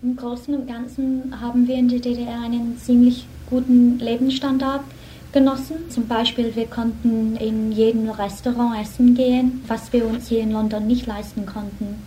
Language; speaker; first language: German; non-native, fluent; English